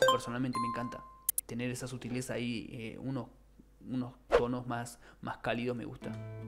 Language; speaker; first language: Spanish; native; Spanish